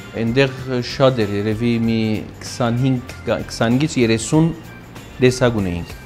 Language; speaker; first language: Armenian; early bilingual, heritage; Armenian